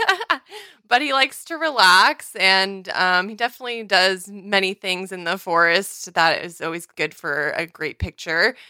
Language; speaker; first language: English; native; English